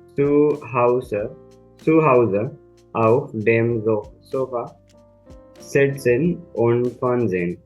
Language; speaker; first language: German; non-native, learner; Hindi